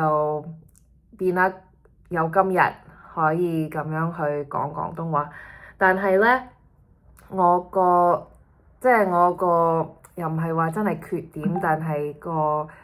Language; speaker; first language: Chinese; early bilingual, heritage; Cantonese